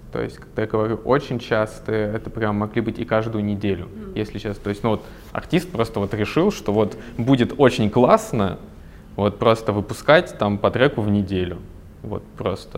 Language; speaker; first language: Russian; native; Russian